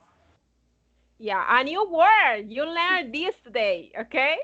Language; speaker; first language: English; non-native, fluent; Spanish